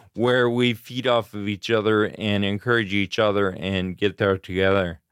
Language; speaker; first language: English; native; English